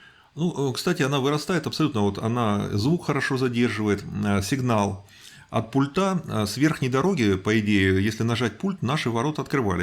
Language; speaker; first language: Russian; native; Russian